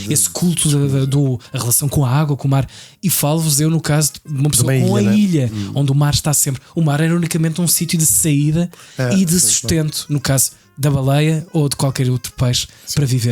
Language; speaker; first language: Portuguese; native; Portuguese